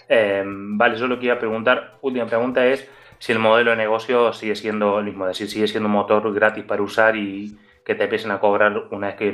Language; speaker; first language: Spanish; native; Spanish